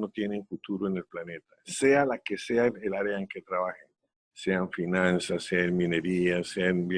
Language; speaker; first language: Spanish; native; Spanish